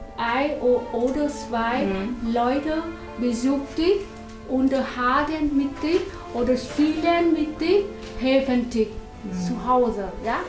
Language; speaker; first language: German; non-native, learner; Korean